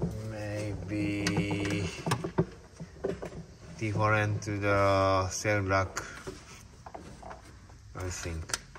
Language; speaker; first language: English; non-native, learner; Japanese